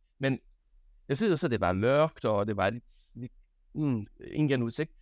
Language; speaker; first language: Danish; non-native, fluent; French